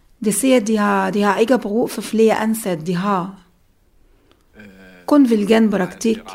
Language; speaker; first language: Danish; non-native, learner; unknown